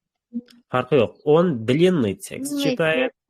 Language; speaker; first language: Russian; non-native, fluent; Uzbek